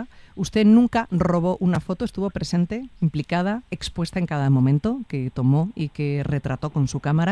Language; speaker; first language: Spanish; native; Spanish